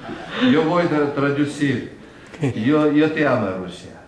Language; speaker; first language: Spanish; non-native, fluent; Russian